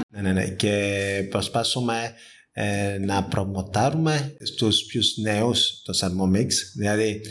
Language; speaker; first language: Greek; non-native, fluent; French